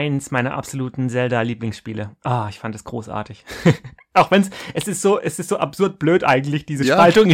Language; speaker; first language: German; native; German